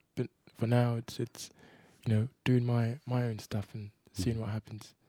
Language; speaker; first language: English; native; English